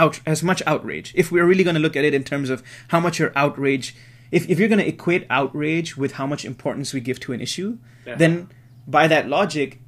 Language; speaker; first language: English; native; English